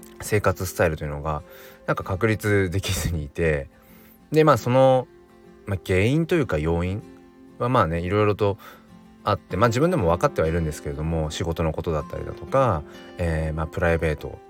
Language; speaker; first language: Japanese; native; Japanese